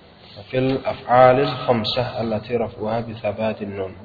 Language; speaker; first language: Arabic; non-native, fluent; Indonesian